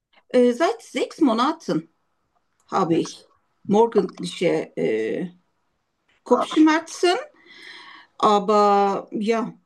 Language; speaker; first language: German; non-native, learner; Turkish